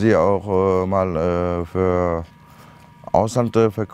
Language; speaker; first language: German; non-native, fluent; Turkish